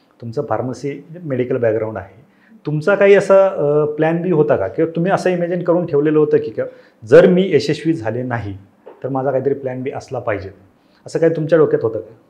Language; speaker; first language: Marathi; native; Marathi